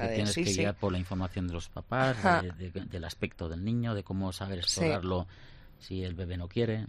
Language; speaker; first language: Spanish; native; Spanish